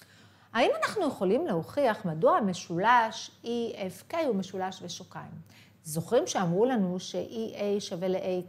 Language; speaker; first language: Hebrew; native; Hebrew